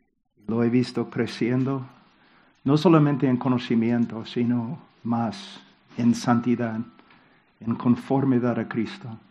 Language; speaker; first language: Spanish; non-native, fluent; English